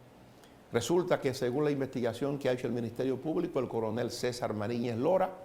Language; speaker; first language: Spanish; native; Spanish